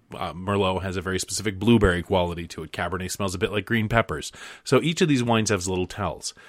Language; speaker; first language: English; native; English